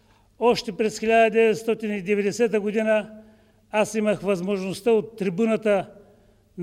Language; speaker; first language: Bulgarian; native; Bulgarian